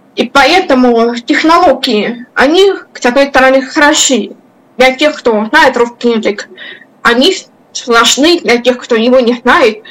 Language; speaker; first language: Russian; non-native, local second language; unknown